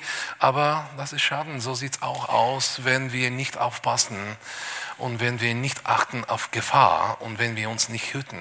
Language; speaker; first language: German; non-native, fluent; Bulgarian